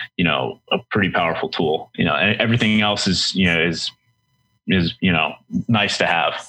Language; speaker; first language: English; native; English